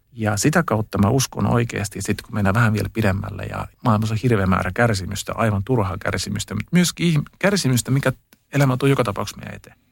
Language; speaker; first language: Finnish; early bilingual, heritage; Finnish